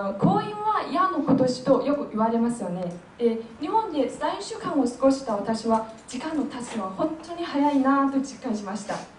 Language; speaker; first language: Japanese; non-native, fluent; Chinese